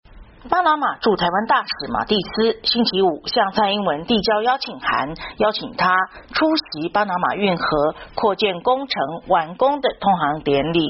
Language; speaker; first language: Chinese; native; Chinese